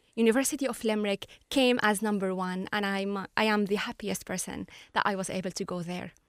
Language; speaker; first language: English; non-native, fluent; Arabic